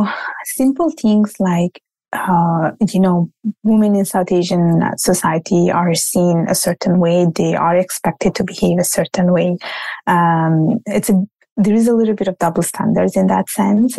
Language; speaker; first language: English; non-native, fluent; Italian